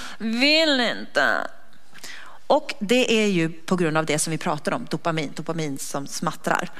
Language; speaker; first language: Swedish; early bilingual, other home language; Persian